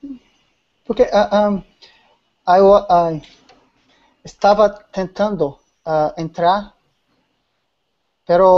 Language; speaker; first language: Spanish; non-native, learner; Portuguese